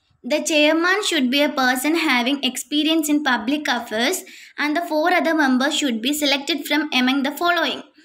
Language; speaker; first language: English; non-native, local second language; Malayalam